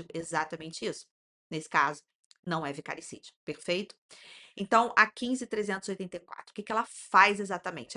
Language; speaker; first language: Portuguese; native; Portuguese